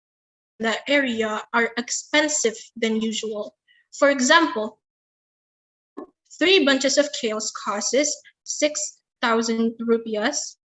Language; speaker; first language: English; non-native, learner; Indonesian